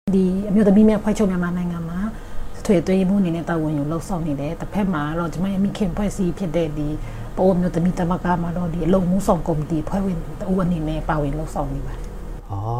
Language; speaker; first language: Burmese; non-native, local second language; Shan